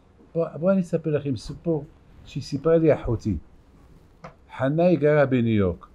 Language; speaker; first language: Hebrew; non-native, fluent; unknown